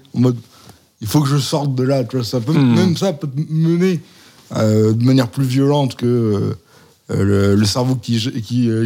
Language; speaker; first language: French; native; French